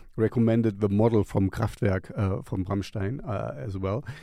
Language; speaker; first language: English; non-native, fluent; German